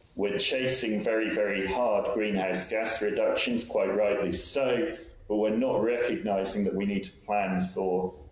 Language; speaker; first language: English; native; English